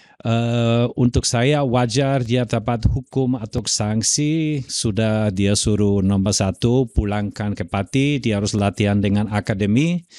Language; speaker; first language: Indonesian; non-native, fluent; German